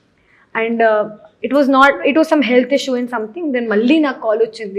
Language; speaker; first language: Telugu; non-native, local second language; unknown